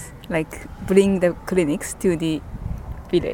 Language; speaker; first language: English; non-native, fluent; Japanese